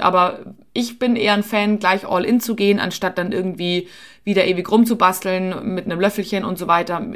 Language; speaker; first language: German; native; German